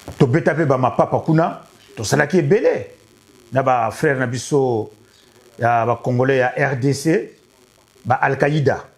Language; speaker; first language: Lingala; native; Lingala